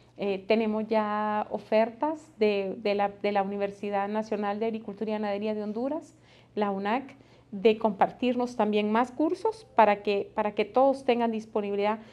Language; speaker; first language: Spanish; native; Spanish